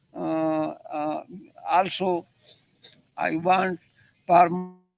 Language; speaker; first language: English; non-native, learner; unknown